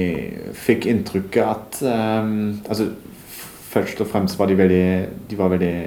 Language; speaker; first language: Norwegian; non-native, fluent; German